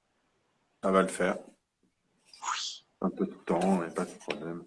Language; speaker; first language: French; native; French